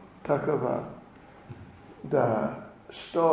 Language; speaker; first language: Russian; non-native, learner; English